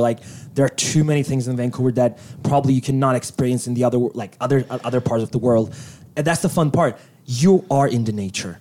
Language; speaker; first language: English; non-native, fluent; Turkish